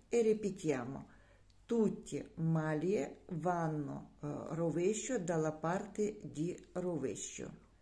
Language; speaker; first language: Italian; non-native, learner; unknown